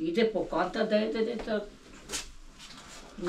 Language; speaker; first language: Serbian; non-native, local second language; Albanian